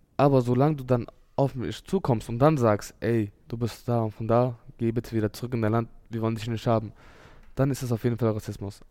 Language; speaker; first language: German; early bilingual, other home language; Urdu